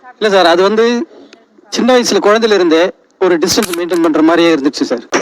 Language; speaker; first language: Tamil; non-native, local second language; Telugu